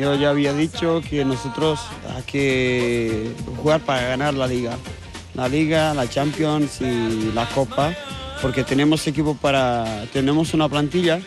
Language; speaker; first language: Spanish; non-native, fluent; Portuguese